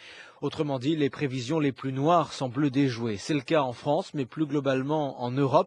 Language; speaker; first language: French; native; French